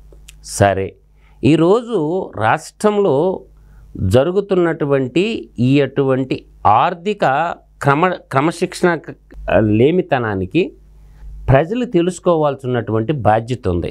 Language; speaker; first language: Telugu; native; Telugu